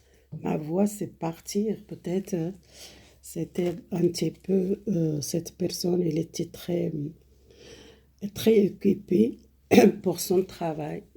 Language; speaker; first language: French; non-native, learner; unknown